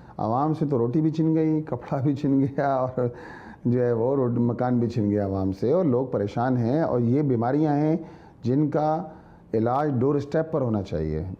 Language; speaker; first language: Urdu; native; Urdu